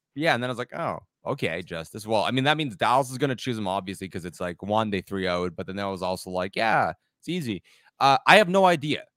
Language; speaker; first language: English; native; English